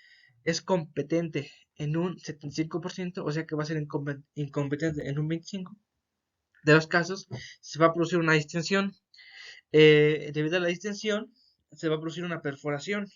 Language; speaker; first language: Spanish; native; Spanish